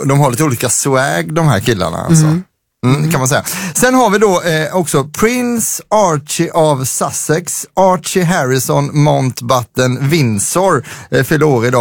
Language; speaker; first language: Swedish; native; Swedish